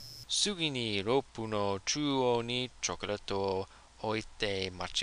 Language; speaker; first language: Japanese; non-native, learner; English